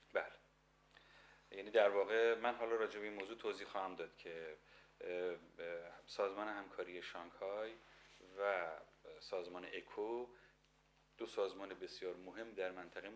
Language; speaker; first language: Persian; native; Persian